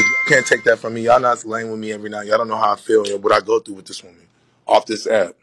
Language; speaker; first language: English; native; English